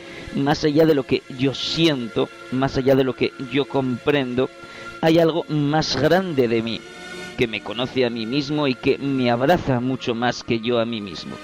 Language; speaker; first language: Spanish; native; Spanish